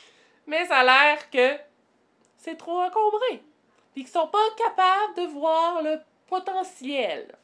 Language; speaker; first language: French; native; French